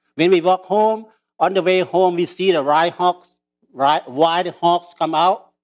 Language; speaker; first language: English; early bilingual, other home language; Lao